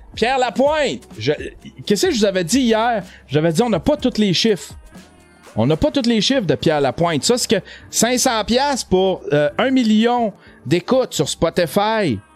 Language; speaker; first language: French; native; French